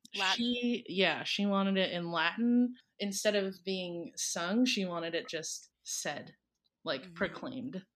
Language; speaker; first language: English; early bilingual, other home language; Filipino